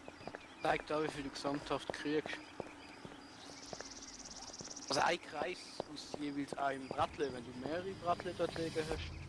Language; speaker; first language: German; native; German